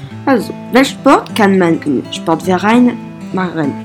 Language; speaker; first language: German; non-native, learner; French